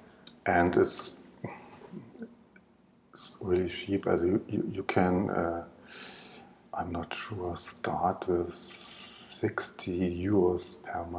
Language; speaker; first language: English; non-native, learner; German